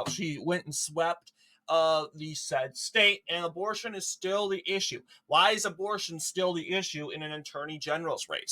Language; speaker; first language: English; native; English